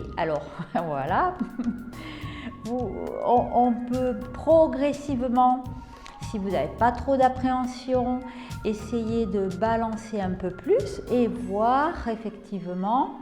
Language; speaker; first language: French; native; French